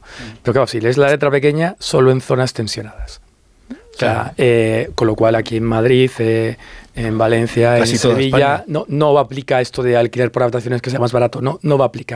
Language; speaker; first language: Spanish; native; Spanish